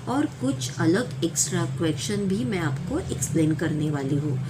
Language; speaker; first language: Hindi; non-native, local second language; Marathi